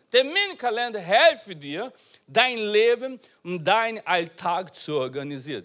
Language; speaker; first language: German; non-native, learner; Portuguese